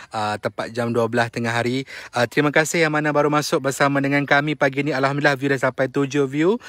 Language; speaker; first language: Malay; native; Malay